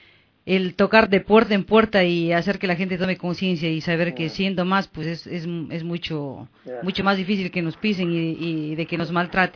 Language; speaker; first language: Spanish; native; Spanish